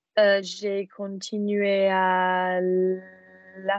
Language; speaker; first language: French; non-native, learner; English